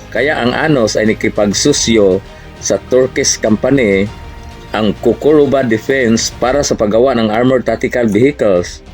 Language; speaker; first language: Filipino; non-native, local second language; Cebuano